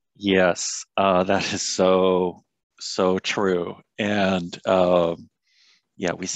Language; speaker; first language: English; native; English